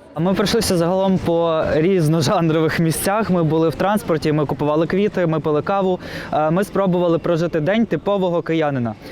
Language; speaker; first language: Ukrainian; non-native, local second language; Russian